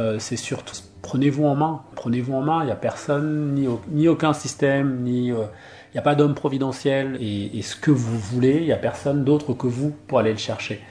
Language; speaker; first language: French; non-native, local second language; Duala